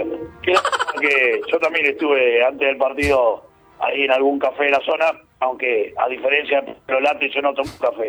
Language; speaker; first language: Spanish; native; Spanish